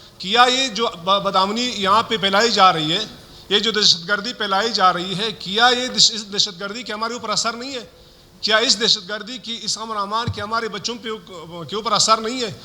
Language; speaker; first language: Urdu; non-native, local second language; Baluchi